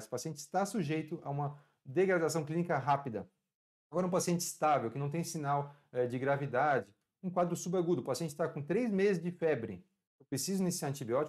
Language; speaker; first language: Portuguese; native; Portuguese